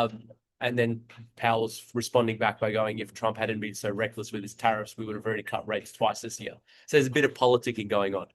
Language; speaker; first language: English; native; English